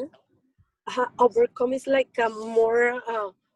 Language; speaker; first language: English; non-native, learner; Spanish